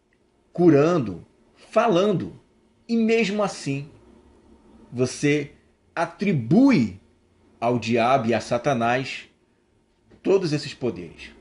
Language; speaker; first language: Portuguese; native; Portuguese